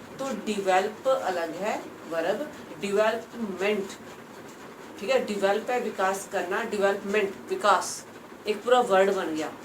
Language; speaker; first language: Hindi; non-native, local second language; Punjabi